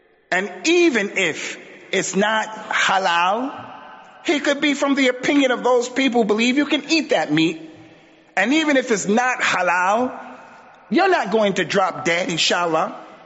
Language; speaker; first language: English; native; English